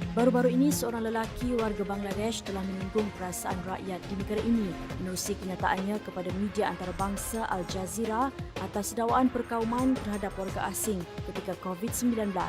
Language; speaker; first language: Malay; native; Malay